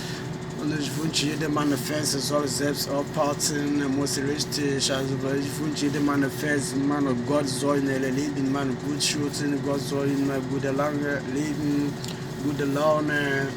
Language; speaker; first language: German; non-native, learner; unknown